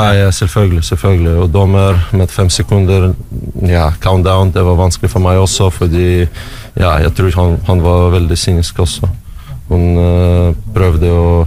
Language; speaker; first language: Norwegian; non-native, fluent; Russian